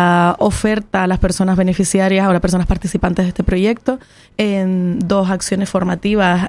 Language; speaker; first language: Spanish; native; Spanish